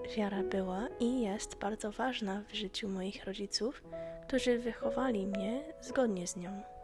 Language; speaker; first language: Polish; non-native, fluent; English